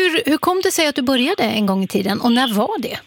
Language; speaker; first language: Swedish; native; Swedish